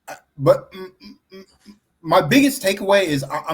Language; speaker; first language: English; native; English